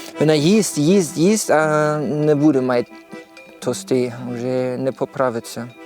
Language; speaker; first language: Ukrainian; non-native, learner; German